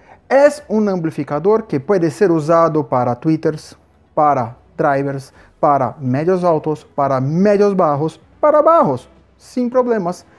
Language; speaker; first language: Spanish; non-native, fluent; Portuguese